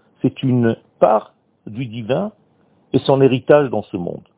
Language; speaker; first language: French; native; French